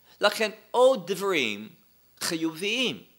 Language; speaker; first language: Hebrew; non-native, fluent; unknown